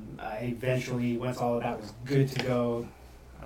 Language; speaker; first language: English; native; English